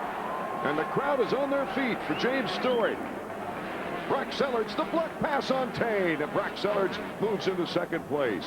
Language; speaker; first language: English; native; English